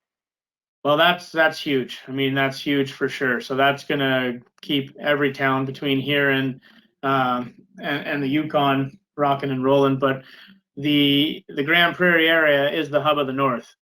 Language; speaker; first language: English; native; English